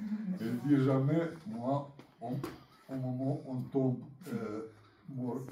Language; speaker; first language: French; non-native, learner; Russian